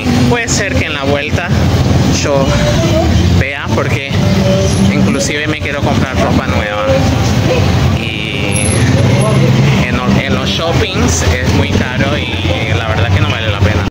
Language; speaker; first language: Spanish; non-native, fluent; Portuguese